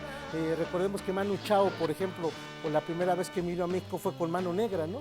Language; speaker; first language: Spanish; native; Spanish